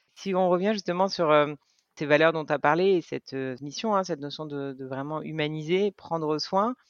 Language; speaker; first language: French; native; French